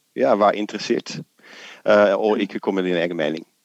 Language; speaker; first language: Norwegian; non-native, fluent; Dutch